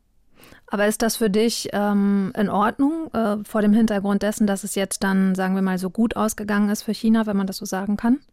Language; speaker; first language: German; native; German